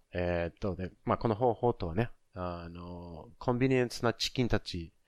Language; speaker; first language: Japanese; non-native, fluent; English